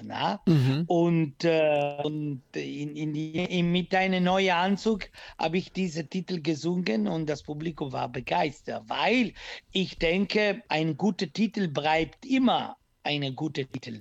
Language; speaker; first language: German; non-native, learner; Italian